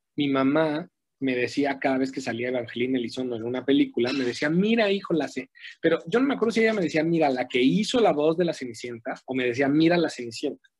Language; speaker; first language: Spanish; native; Spanish